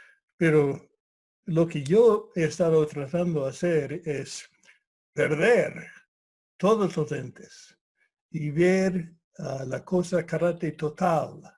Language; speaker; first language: Spanish; non-native, fluent; English